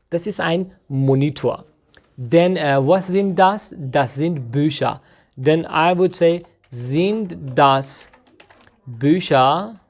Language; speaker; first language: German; non-native, learner; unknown